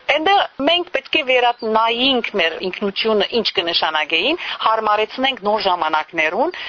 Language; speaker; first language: Armenian; early bilingual, heritage; Armenian